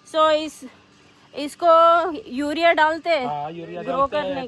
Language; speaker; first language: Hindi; non-native, local second language; Telugu